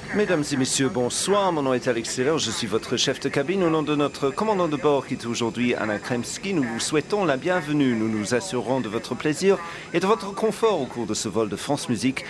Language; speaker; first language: French; non-native, fluent; English